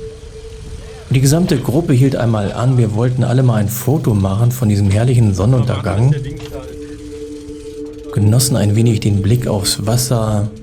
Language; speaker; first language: German; native; German